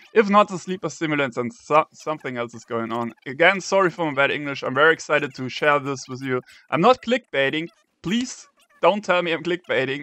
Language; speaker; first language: English; non-native, fluent; German